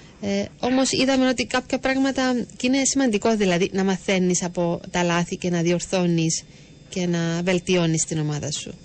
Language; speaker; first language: Greek; native; Greek